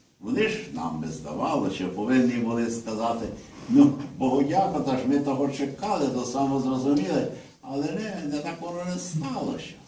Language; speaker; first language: Ukrainian; early bilingual, heritage; Ukrainian